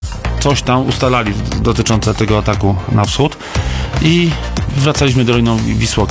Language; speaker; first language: Polish; native; Polish